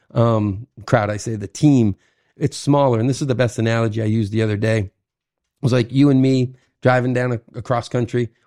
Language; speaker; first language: English; native; English